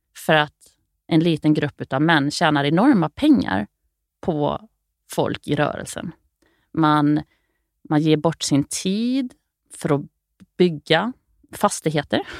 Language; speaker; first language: Swedish; native; Swedish